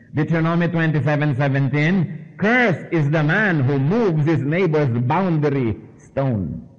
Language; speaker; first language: English; non-native, local second language; Filipino